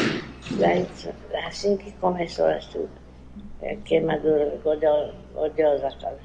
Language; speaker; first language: Portuguese; non-native, learner; Japanese